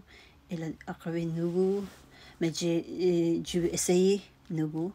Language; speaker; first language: French; non-native, learner; Tibetan